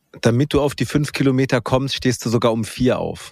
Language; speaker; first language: German; native; German